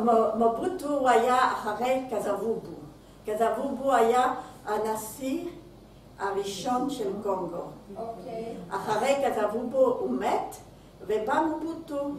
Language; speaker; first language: Hebrew; non-native, fluent; French